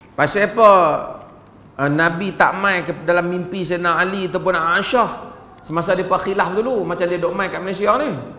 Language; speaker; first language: Malay; native; Malay